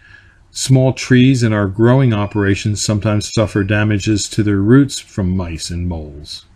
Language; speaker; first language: English; native; English